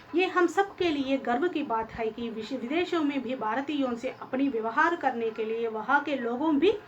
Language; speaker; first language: Hindi; non-native, local second language; Telugu